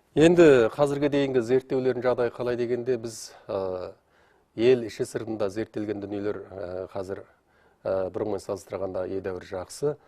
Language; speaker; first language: Kazakh; native; Kazakh